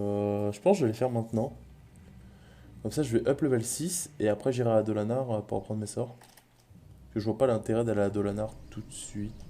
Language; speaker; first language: French; native; French